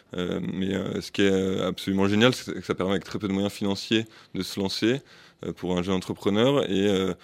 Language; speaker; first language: French; native; French